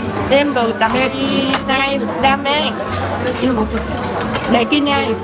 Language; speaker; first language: Japanese; non-native, learner; Vietnamese